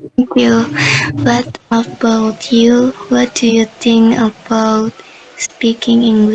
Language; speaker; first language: English; non-native, learner; Indonesian